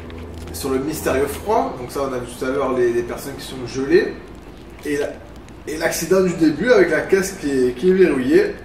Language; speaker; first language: French; native; French